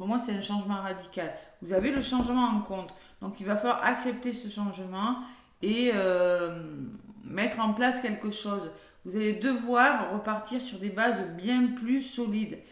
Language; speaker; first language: French; native; French